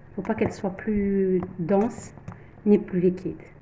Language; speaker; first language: French; non-native, local second language; Arabic